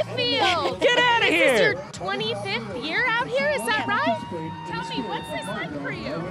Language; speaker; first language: English; native; English